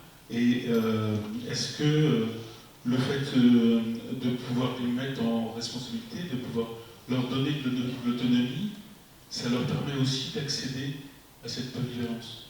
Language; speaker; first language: French; native; French